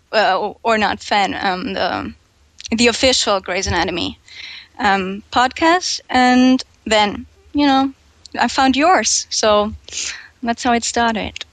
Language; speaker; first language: English; non-native, fluent; German